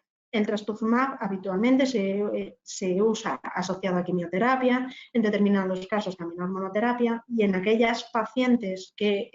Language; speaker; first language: Spanish; native; Spanish